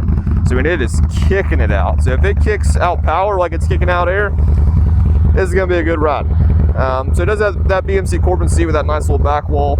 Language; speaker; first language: English; native; English